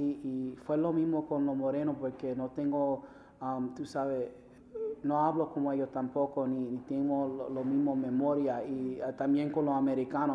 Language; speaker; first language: Spanish; early bilingual, heritage; Spanish